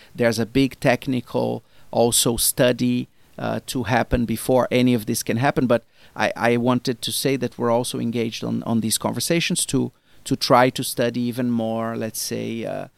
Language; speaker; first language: English; non-native, fluent; Portuguese